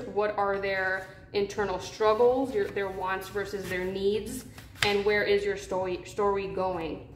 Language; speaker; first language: English; native; English